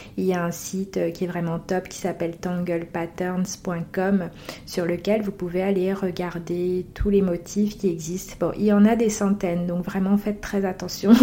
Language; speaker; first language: French; native; French